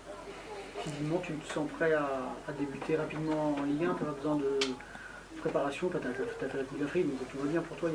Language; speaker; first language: French; native; French